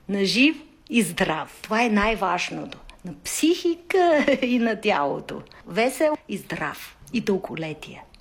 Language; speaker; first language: Bulgarian; non-native, learner; Chinese